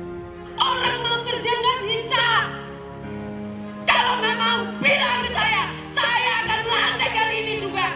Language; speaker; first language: Indonesian; non-native, local second language; Javanese